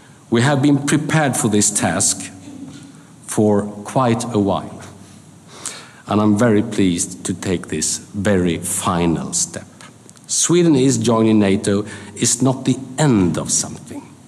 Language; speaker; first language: English; non-native, fluent; Swedish